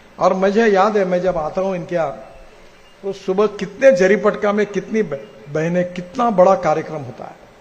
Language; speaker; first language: Hindi; non-native, local second language; Marathi